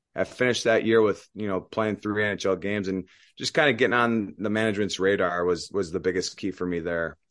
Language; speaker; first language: English; native; English